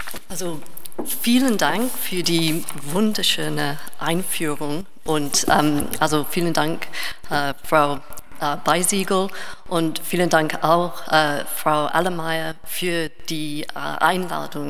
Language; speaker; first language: German; non-native, learner; English